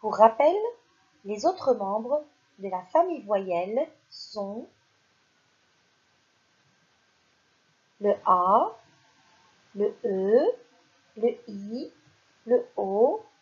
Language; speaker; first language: French; non-native, local second language; Arabic